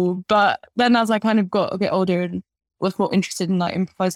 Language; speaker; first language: English; native; English